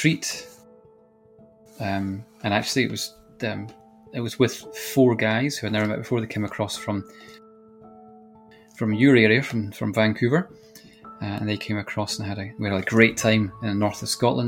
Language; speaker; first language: English; native; English